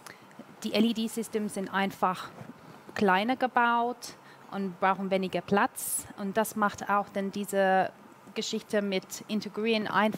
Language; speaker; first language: German; non-native, learner; English